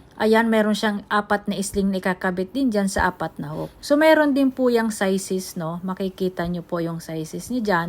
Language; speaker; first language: Filipino; native; Filipino